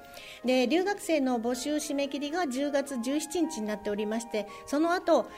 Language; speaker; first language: Japanese; native; Japanese